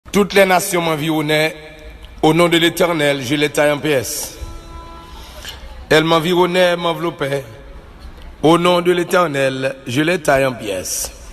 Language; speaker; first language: French; non-native, local second language; Haitian Creole